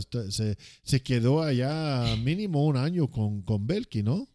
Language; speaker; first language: Spanish; non-native, fluent; English